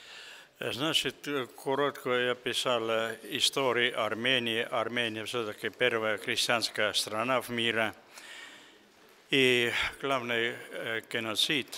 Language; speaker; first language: Russian; non-native, local second language; Estonian